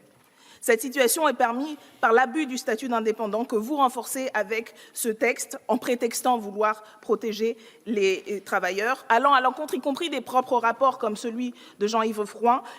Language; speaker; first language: French; native; French